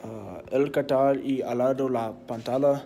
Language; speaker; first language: Spanish; non-native, learner; English